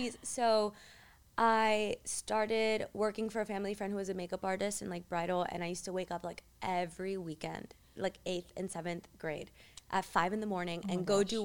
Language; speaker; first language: English; early bilingual, other home language; Spanish